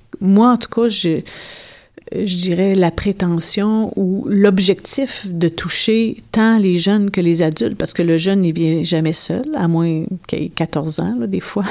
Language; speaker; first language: French; native; French